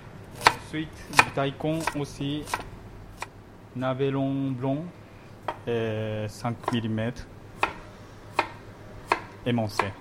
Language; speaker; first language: French; non-native, fluent; Japanese